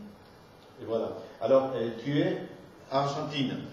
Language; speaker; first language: French; non-native, fluent; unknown